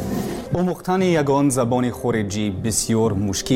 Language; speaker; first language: Persian; non-native, learner; English